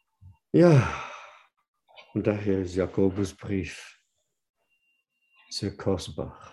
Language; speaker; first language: German; non-native, fluent; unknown